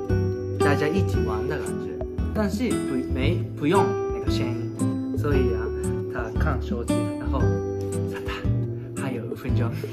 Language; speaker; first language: Chinese; non-native, learner; Japanese